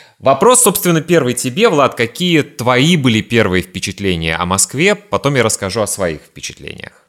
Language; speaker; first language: Russian; native; Russian